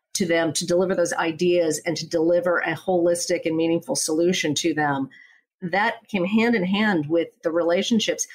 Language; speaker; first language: English; native; English